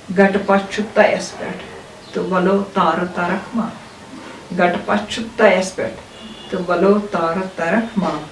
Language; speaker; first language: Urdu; non-native, local second language; Kashmiri